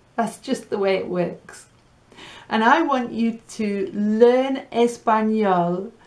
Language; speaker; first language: English; native; English